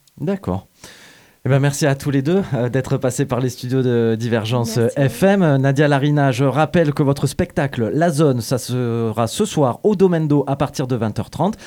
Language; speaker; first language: French; native; French